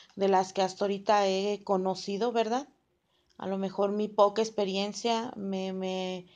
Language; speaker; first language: Spanish; native; Spanish